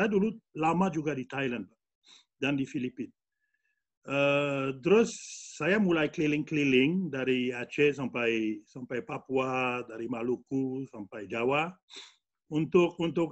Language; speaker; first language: Indonesian; non-native, fluent; French